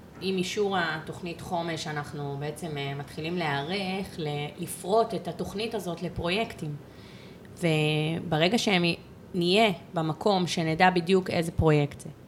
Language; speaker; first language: Hebrew; native; Hebrew